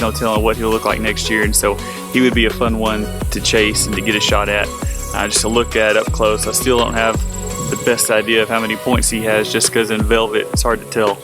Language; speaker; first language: English; native; English